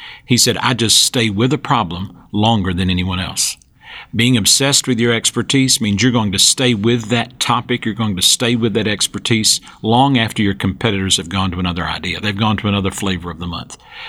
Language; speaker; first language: English; native; English